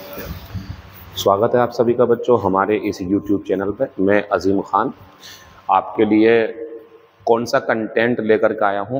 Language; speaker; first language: Hindi; native; Hindi